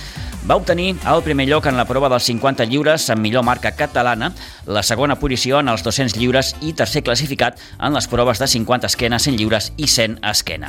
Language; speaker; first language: Catalan; native; Catalan